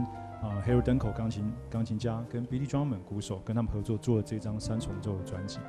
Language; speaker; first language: Chinese; native; Chinese